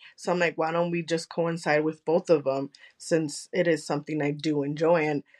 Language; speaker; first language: English; early bilingual, other home language; Spanish